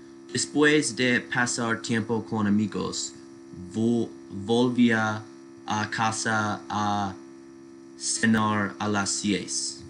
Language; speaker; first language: Spanish; non-native, learner; English